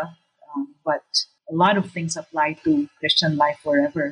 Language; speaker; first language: English; non-native, local second language; Cebuano